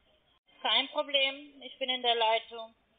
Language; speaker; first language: German; non-native, learner; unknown